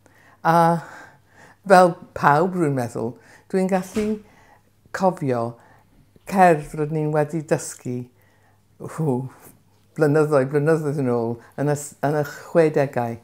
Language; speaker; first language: Welsh; non-native, local second language; English